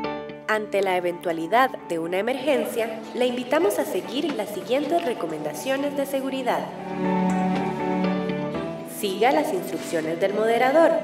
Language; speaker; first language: Spanish; native; Spanish